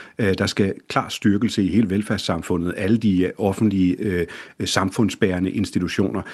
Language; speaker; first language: Danish; native; Danish